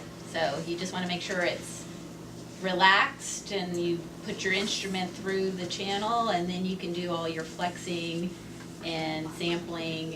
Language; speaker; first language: English; native; English